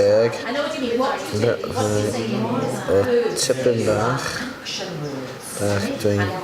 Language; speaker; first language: Welsh; non-native, learner; Spanish